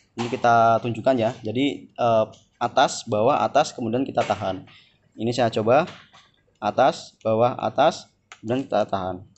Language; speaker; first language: Indonesian; non-native, local second language; Javanese